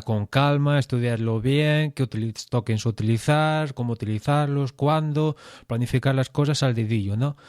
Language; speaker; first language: Spanish; native; Spanish